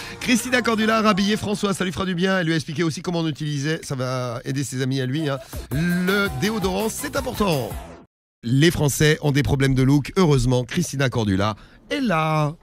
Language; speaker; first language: French; native; French